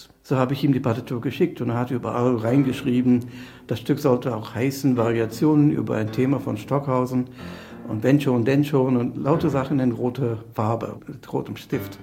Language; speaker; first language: German; non-native, fluent; English